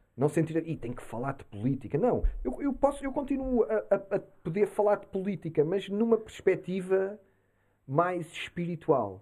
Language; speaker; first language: Portuguese; early bilingual, heritage; Portuguese